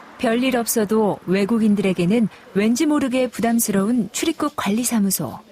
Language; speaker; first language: Korean; native; Korean